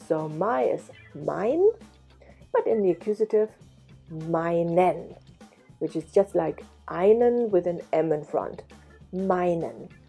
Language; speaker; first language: English; native; English